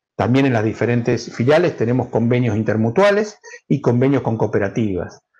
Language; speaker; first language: Spanish; native; Spanish